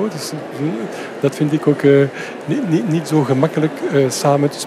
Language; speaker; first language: Dutch; non-native, fluent; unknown